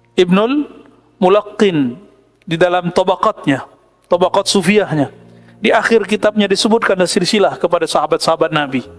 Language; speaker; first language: Malay; non-native, local second language; Minangkabau